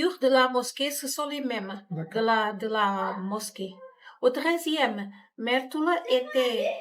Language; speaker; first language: French; non-native, learner; Portuguese